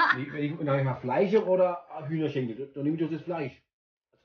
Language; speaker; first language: German; native; German